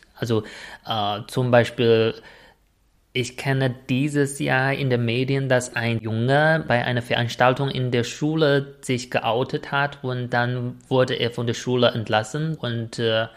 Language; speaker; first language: German; non-native, fluent; Chinese